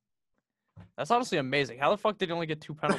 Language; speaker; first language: English; native; English